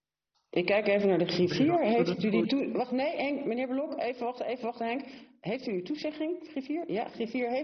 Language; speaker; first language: Dutch; native; Dutch